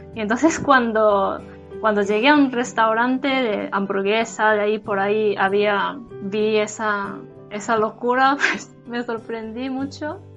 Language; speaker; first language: Spanish; non-native, fluent; Japanese